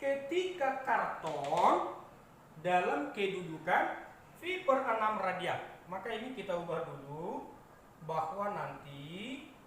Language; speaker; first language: Indonesian; native; Indonesian